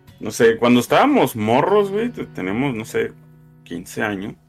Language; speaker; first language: Spanish; native; Spanish